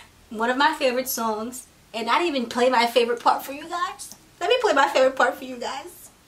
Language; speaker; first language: English; early bilingual, other home language; Haitian Creole